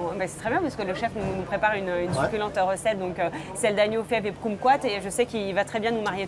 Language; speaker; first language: French; native; French